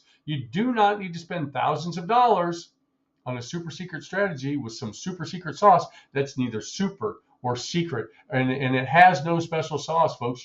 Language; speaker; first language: English; native; English